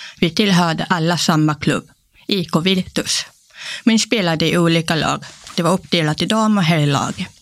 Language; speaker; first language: Swedish; native; Swedish